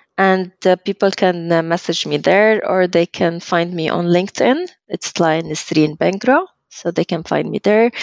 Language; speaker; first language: English; early bilingual, other home language; Arabic